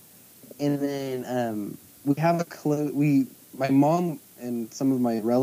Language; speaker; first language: English; native; English